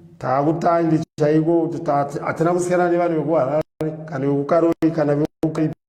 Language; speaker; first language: Shona; non-native, local second language; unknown